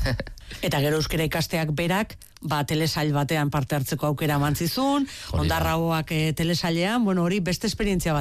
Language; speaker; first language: Basque; native; Basque